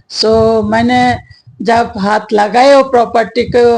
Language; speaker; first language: Hindi; non-native, local second language; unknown